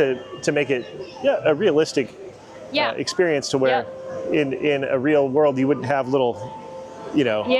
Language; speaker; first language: English; native; English